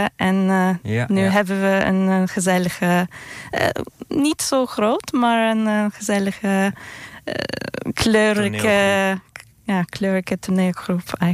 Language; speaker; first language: Dutch; non-native, fluent; Turkish